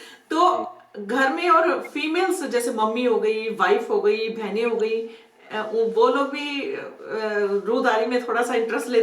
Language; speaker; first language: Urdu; non-native, local second language; Punjabi